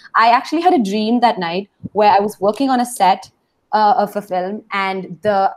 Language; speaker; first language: English; non-native, local second language; Hindi